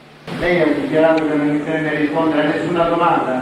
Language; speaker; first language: Italian; native; Italian